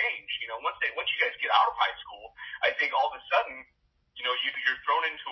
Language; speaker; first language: English; native; English